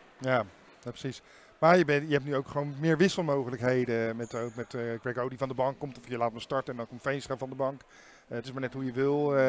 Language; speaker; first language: Dutch; native; Dutch